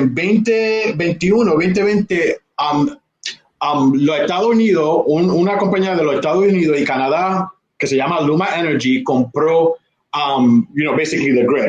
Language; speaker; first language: Spanish; early bilingual, heritage; Spanish